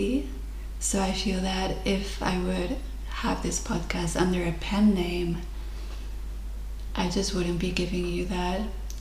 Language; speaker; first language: English; non-native, fluent; Spanish